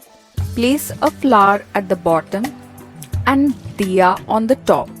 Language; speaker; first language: English; non-native, local second language; Hindi